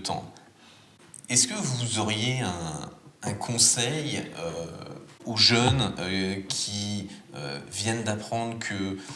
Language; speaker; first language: French; native; French